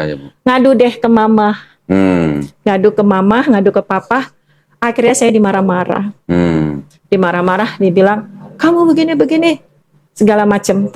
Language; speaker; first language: Indonesian; native; Indonesian